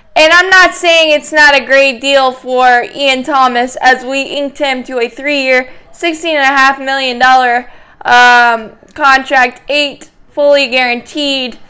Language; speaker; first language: English; native; English